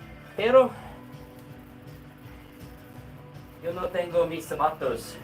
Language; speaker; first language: Spanish; non-native, learner; English